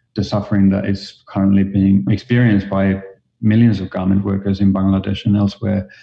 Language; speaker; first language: English; non-native, fluent; Finnish